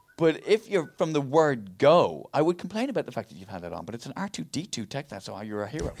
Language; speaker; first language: English; native; English